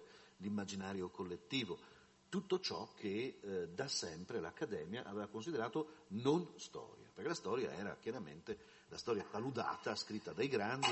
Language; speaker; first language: Italian; native; Italian